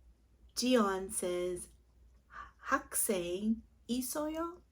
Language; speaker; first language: Korean; non-native, learner; English